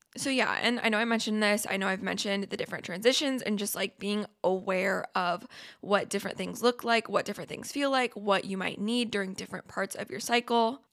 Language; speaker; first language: English; native; English